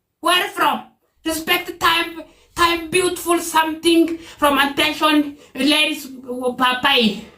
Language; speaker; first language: English; non-native, learner; Oromo